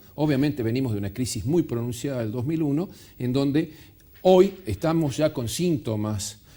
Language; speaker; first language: Spanish; native; Spanish